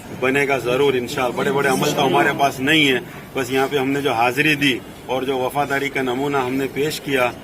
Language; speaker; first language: Urdu; non-native, local second language; Gujarati